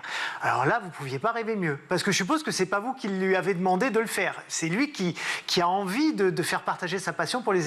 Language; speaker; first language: French; native; French